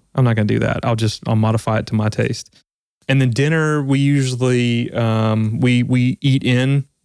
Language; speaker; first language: English; native; English